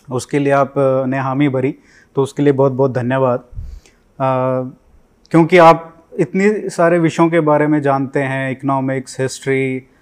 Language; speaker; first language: Hindi; native; Hindi